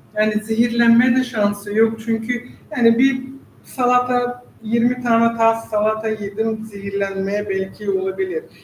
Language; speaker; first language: Turkish; non-native, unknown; Russian